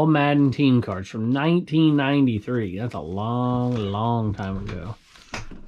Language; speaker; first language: English; native; English